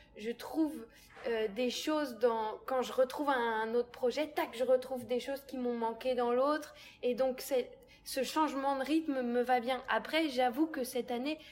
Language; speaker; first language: French; native; French